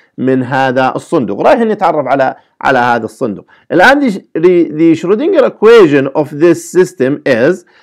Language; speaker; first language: Arabic; native; Arabic